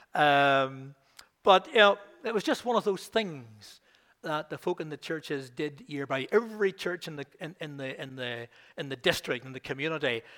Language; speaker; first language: English; native; English